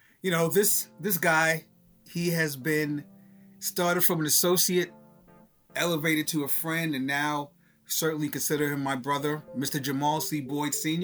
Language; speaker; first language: English; native; English